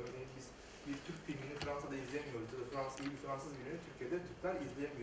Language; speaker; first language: Turkish; native; Turkish